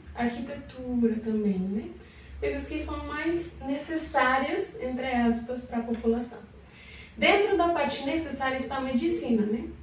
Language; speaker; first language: Portuguese; non-native, fluent; Spanish